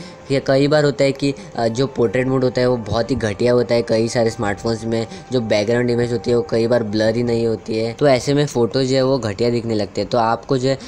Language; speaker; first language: Hindi; native; Hindi